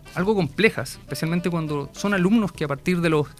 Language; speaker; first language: Spanish; native; Spanish